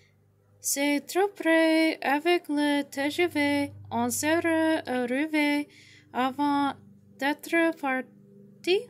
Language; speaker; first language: French; non-native, learner; English